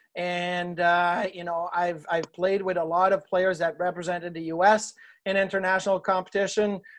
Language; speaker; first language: English; native; English